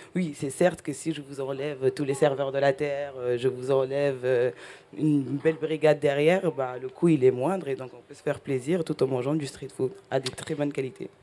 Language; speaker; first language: French; early bilingual, other home language; Spanish